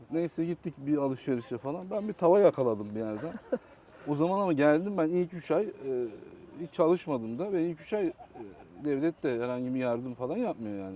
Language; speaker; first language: Turkish; native; Turkish